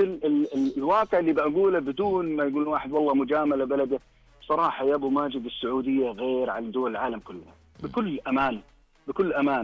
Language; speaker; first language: Arabic; native; Arabic